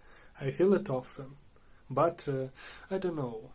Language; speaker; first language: English; non-native, learner; Russian